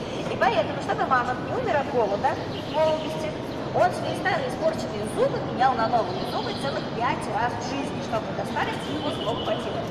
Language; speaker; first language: Russian; native; Russian